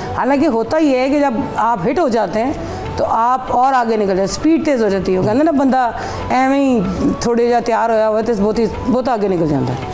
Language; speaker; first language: Urdu; non-native, local second language; Punjabi